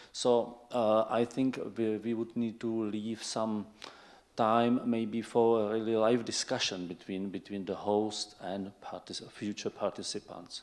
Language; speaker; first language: English; non-native, fluent; Czech